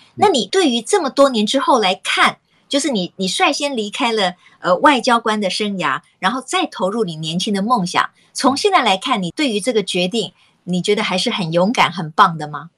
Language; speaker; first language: Chinese; native; Chinese